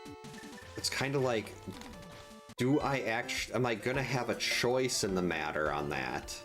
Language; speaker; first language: English; native; English